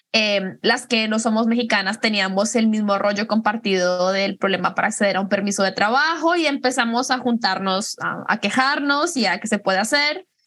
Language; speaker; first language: Spanish; native; Spanish